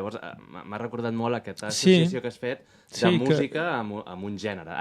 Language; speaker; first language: Catalan; native; Catalan